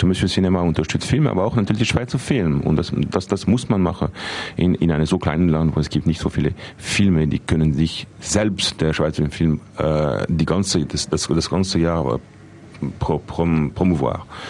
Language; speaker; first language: German; non-native, fluent; French